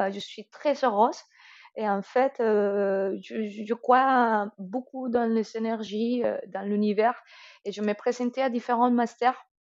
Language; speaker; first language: French; non-native, fluent; Spanish